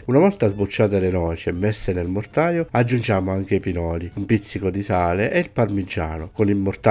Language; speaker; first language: Italian; native; Italian